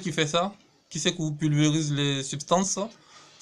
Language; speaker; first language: French; native; French